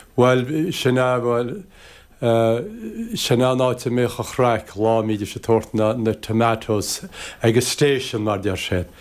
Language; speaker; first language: Irish; native; Irish